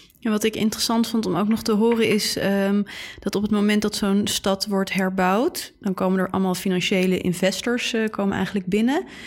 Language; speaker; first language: Dutch; native; Dutch